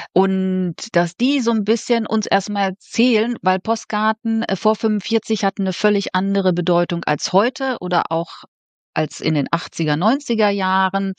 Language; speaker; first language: German; native; German